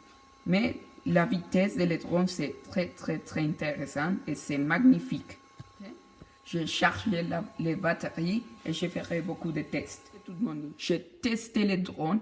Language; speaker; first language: French; non-native, learner; Spanish